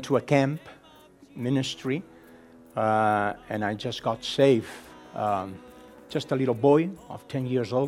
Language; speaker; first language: English; non-native, fluent; Spanish